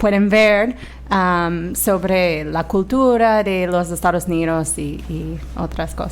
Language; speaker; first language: Spanish; non-native, fluent; English